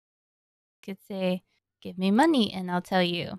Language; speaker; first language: English; native; English